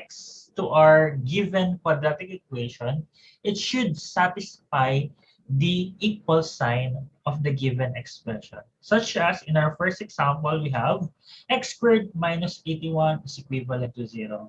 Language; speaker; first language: English; non-native, local second language; Filipino